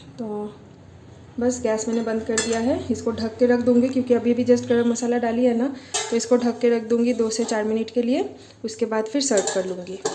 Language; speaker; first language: Hindi; non-native, local second language; Bangla